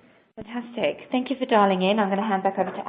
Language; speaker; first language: English; native; English